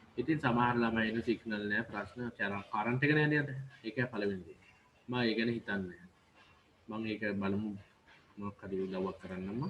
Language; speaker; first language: Sinhala; native; Sinhala